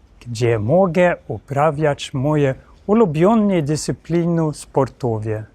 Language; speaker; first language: Polish; non-native, learner; Swedish